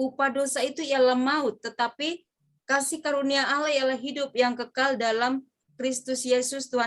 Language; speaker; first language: Indonesian; native; Indonesian